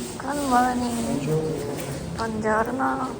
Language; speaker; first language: English; non-native, learner; Korean